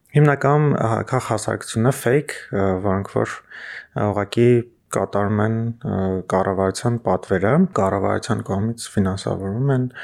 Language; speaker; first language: Armenian; native; Armenian